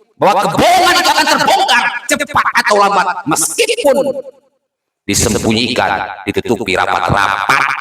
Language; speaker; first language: Indonesian; non-native, local second language; Sundanese